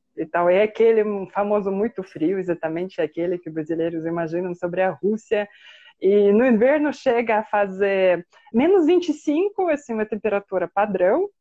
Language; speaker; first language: Portuguese; non-native, fluent; Russian